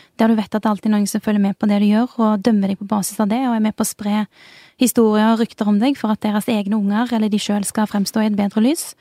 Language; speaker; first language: Norwegian; early bilingual, other home language; Urdu